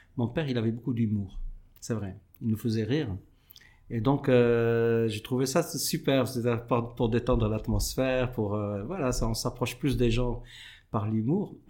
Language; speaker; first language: French; non-native, local second language; Arabic